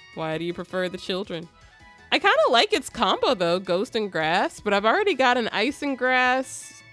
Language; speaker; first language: English; native; English